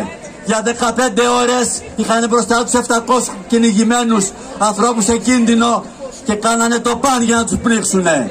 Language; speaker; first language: Greek; native; Greek